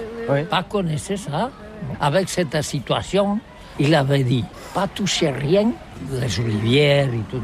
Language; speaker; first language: French; non-native, learner; Catalan